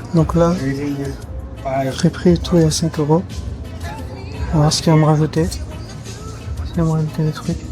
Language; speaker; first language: French; native; French